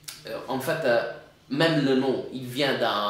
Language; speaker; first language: French; non-native, fluent; Italian